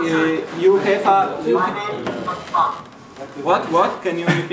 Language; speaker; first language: English; non-native, learner; Polish